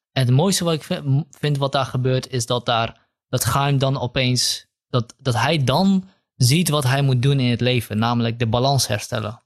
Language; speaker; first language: Dutch; early bilingual, other home language; Kurdish